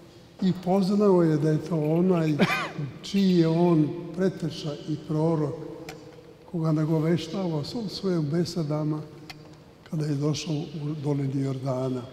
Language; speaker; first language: Serbian; native; Serbian